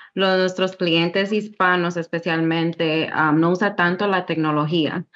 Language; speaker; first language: Spanish; early bilingual, heritage; Spanish